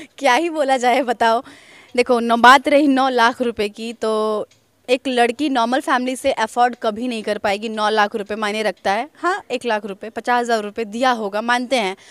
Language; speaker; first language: Hindi; native; Hindi